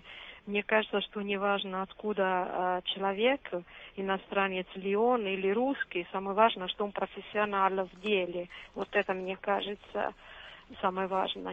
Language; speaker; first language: Russian; non-native, fluent; Italian